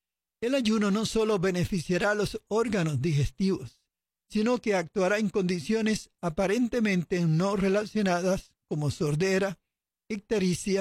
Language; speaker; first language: Spanish; native; Spanish